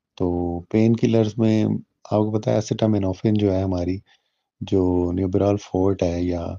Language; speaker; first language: Urdu; native; Urdu